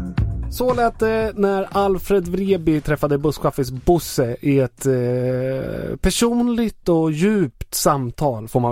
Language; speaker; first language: Swedish; native; Swedish